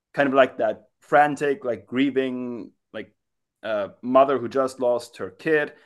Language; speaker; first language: English; non-native, fluent; German